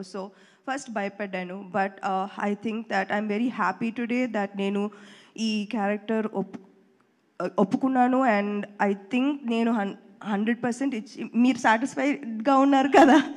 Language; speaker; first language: Telugu; non-native, fluent; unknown